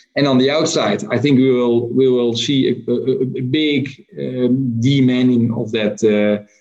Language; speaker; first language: English; non-native, fluent; Dutch